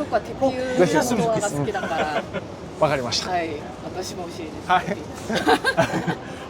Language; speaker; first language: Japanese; non-native, fluent; Korean